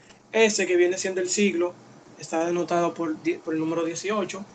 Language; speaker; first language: Spanish; native; Spanish